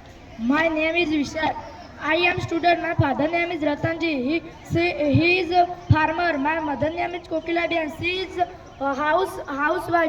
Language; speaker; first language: English; non-native, learner; Gujarati